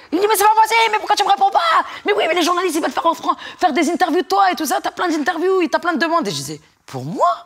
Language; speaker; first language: French; native; French